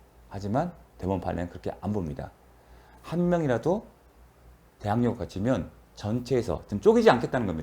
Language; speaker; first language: Korean; native; Korean